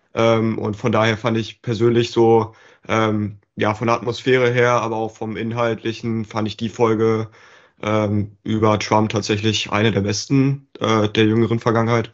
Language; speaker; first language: German; native; German